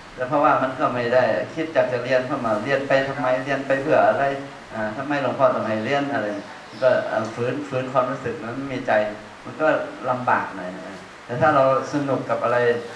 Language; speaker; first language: Thai; non-native, fluent; Chinese